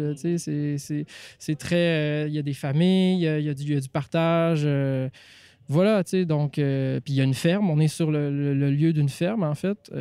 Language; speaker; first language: French; native; French